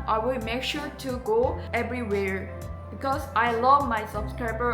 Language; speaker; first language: English; non-native, learner; Korean